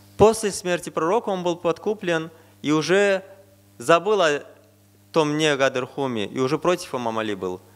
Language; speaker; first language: Russian; non-native, fluent; Azerbaijani